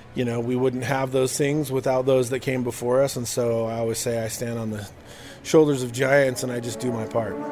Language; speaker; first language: English; native; English